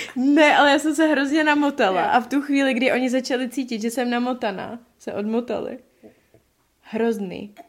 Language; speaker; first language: Czech; native; Czech